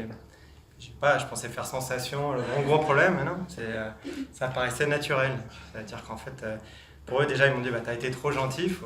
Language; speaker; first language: French; native; French